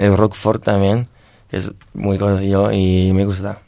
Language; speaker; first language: Spanish; non-native, learner; French